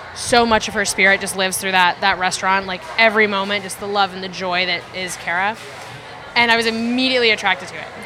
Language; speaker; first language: English; native; English